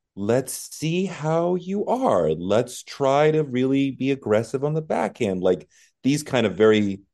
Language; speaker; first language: English; native; English